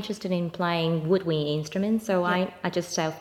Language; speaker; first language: English; non-native, local second language; Cantonese